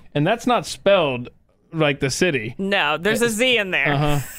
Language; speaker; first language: English; native; English